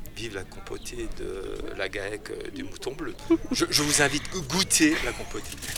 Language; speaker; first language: French; native; French